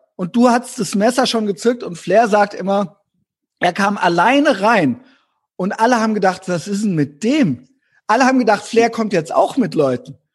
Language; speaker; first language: German; native; German